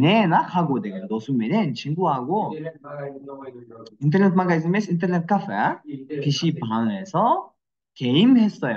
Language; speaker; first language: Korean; non-native, fluent; Kyrgyz